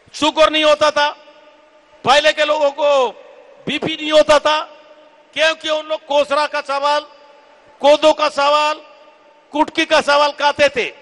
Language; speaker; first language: Hindi; native; Hindi